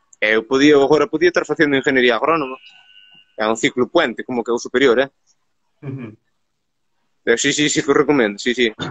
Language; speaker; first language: Galician; native; Galician